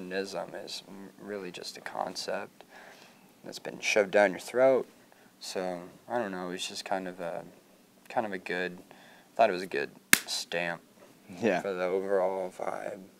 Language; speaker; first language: English; native; English